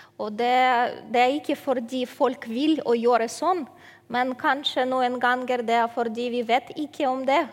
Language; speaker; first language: Norwegian; non-native, fluent; Ukrainian